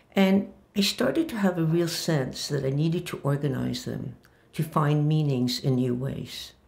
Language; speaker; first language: English; early bilingual, other home language; Hebrew